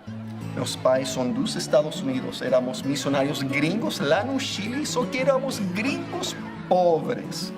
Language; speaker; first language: Portuguese; non-native, fluent; English